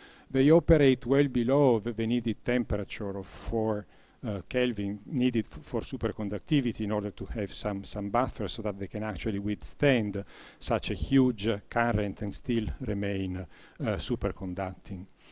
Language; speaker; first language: English; non-native, fluent; Italian